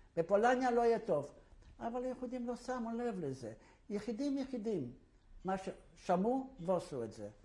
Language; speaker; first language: Hebrew; non-native, fluent; Polish